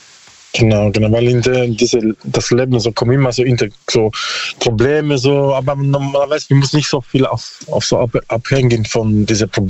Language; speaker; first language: German; non-native, learner; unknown